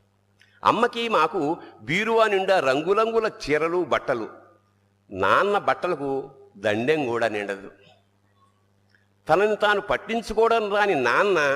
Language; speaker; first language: Telugu; native; Telugu